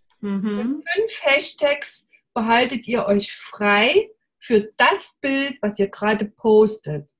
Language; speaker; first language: German; native; German